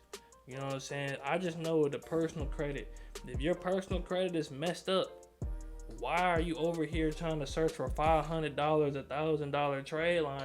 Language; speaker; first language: English; native; English